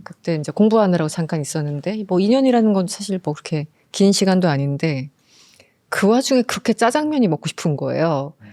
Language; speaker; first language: Korean; native; Korean